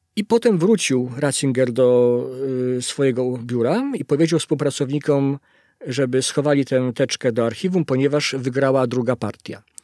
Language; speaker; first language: Polish; native; Polish